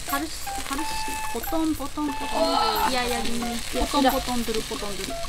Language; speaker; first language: Indonesian; non-native, learner; Japanese